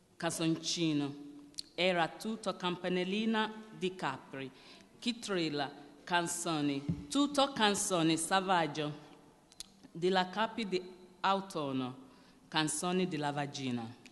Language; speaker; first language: Italian; non-native, learner; Yoruba